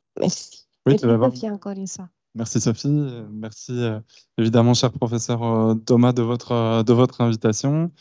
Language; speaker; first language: French; native; French